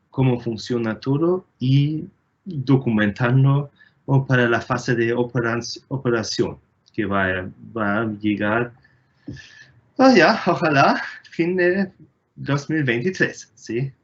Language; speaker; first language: Spanish; non-native, fluent; German